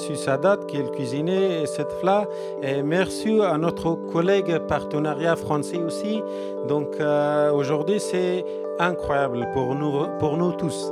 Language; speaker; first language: French; non-native, learner; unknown